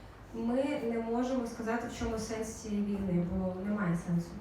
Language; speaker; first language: Ukrainian; native; Ukrainian